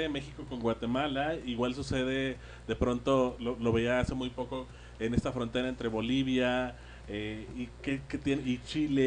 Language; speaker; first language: Spanish; native; Spanish